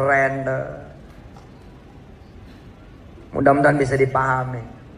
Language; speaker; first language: Indonesian; native; Indonesian